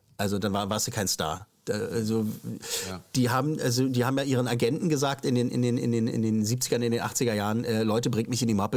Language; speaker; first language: German; native; German